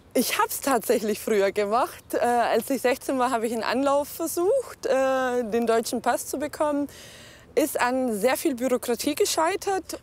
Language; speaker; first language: German; early bilingual, other home language; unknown